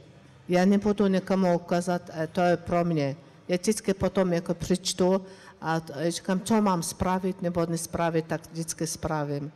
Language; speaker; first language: Czech; non-native, learner; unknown